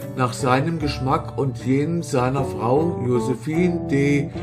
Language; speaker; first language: German; native; German